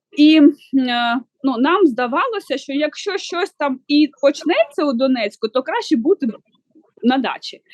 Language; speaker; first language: Ukrainian; non-native, local second language; Russian